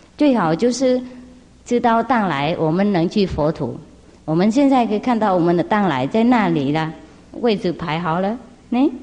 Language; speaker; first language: Chinese; non-native, fluent; Vietnamese